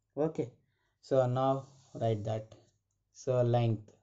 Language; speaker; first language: English; non-native, local second language; Telugu